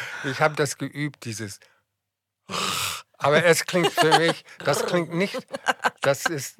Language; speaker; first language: German; non-native, fluent; English